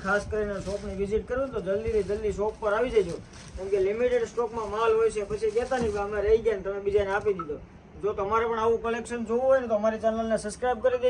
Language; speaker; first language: Gujarati; native; Gujarati